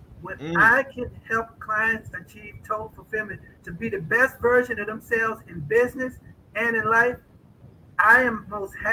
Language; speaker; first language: English; native; English